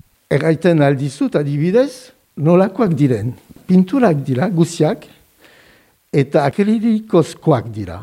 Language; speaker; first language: Basque; non-native, fluent; French